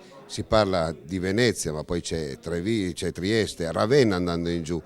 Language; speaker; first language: Italian; native; Italian